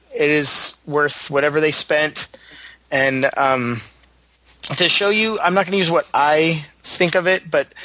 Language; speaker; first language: English; native; English